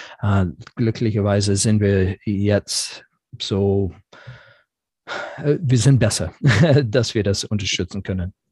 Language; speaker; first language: German; non-native, fluent; English